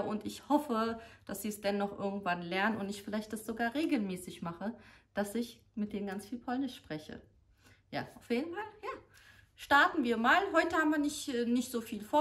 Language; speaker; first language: German; early bilingual, other home language; Polish